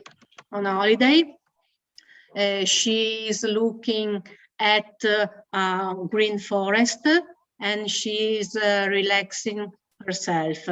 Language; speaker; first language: English; non-native, learner; Italian